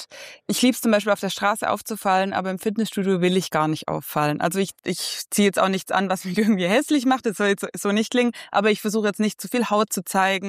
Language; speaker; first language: German; native; German